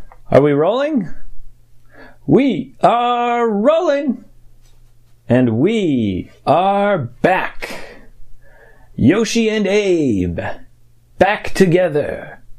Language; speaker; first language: English; native; English